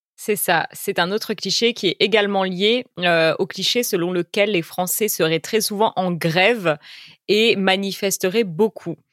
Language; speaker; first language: French; native; French